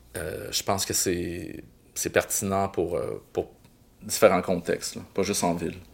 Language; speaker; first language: French; native; French